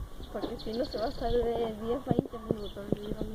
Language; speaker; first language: Spanish; native; Spanish